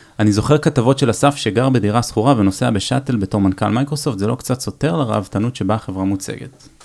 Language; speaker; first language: Hebrew; native; Hebrew